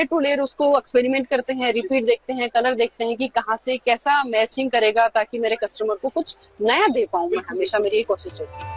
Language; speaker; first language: Hindi; native; Hindi